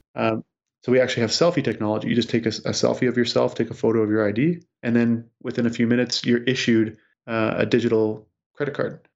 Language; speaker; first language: English; native; English